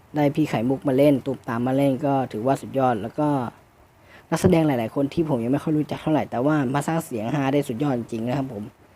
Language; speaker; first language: Thai; native; Thai